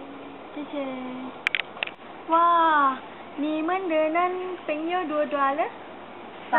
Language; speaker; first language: Chinese; non-native, learner; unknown